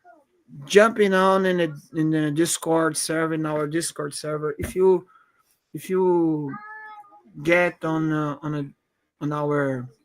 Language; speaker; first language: English; non-native, fluent; Portuguese